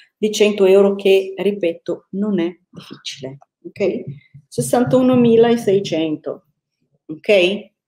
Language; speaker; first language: Italian; non-native, fluent; Portuguese